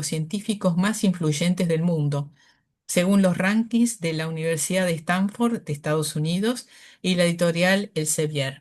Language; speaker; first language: Spanish; native; Spanish